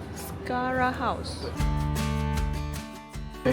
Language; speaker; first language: Chinese; non-native, fluent; Serbian